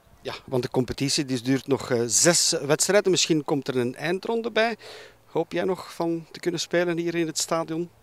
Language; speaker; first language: Dutch; native; Dutch